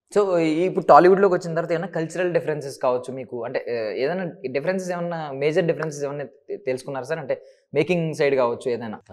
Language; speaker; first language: Telugu; native; Telugu